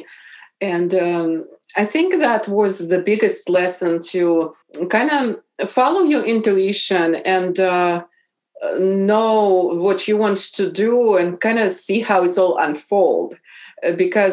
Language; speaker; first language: English; non-native, fluent; Russian